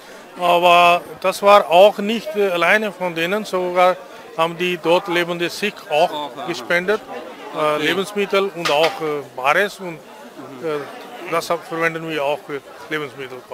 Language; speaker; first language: German; non-native, fluent; Punjabi